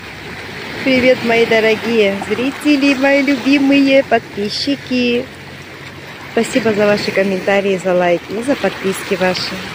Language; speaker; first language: Russian; native; Russian